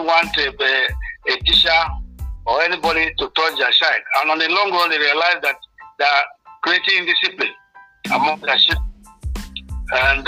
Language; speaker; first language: English; non-native, local second language; Bini